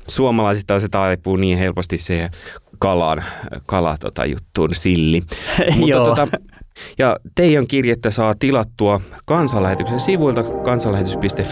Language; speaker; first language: Finnish; native; Finnish